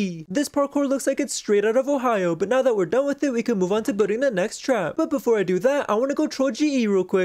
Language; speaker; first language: English; native; English